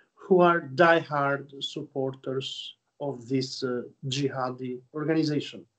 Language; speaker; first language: English; non-native, fluent; Albanian